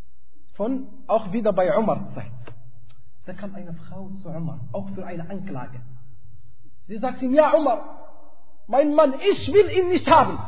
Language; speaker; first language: German; non-native, fluent; Arabic